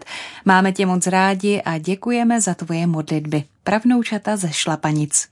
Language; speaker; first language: Czech; native; Czech